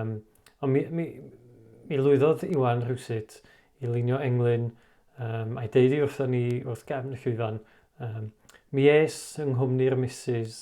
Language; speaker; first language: Welsh; native; Welsh